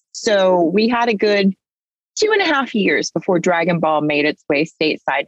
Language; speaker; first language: English; early bilingual, other home language; Spanish